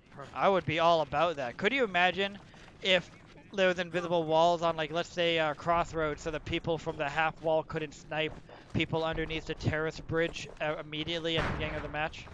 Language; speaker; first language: English; native; English